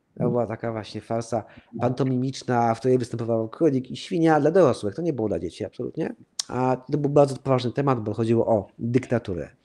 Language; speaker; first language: Polish; early bilingual, heritage; Polish